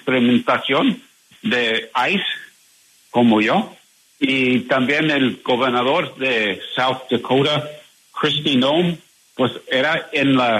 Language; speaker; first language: Spanish; non-native, learner; English